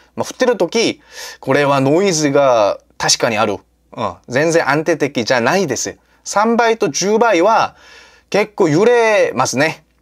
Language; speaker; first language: Japanese; non-native, fluent; Korean